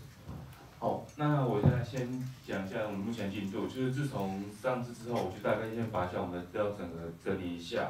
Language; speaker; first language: Chinese; native; Chinese